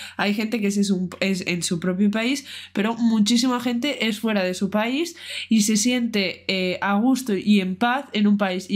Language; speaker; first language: Spanish; native; Spanish